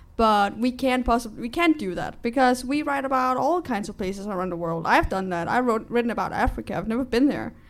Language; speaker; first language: English; non-native, fluent; Danish